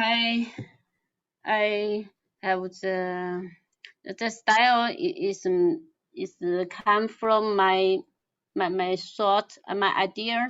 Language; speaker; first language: English; non-native, learner; Chinese